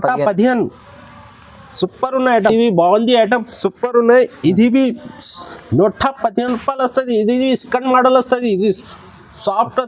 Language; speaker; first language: Telugu; non-native, local second language; Urdu